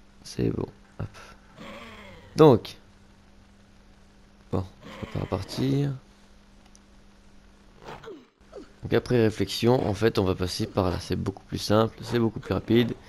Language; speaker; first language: French; native; French